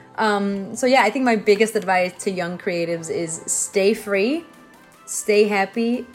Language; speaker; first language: English; non-native, fluent; Danish